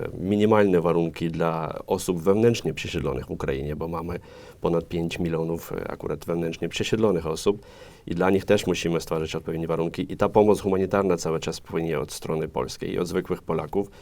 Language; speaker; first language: Polish; non-native, fluent; Ukrainian